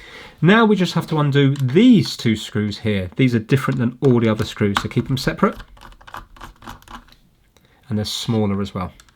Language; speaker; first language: English; native; English